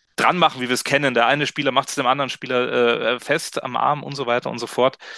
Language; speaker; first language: German; native; German